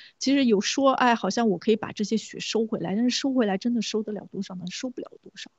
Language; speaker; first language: Chinese; native; Chinese